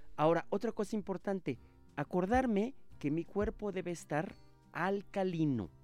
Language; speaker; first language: Spanish; native; Spanish